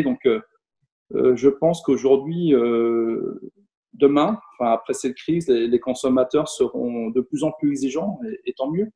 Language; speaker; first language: French; native; French